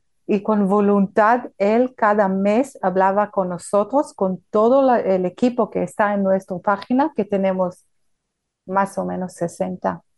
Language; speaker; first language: Spanish; non-native, fluent; Hebrew